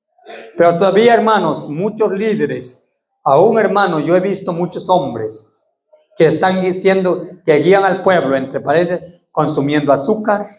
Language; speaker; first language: Spanish; native; Spanish